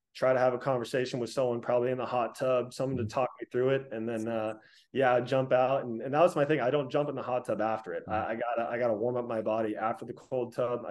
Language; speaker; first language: English; native; English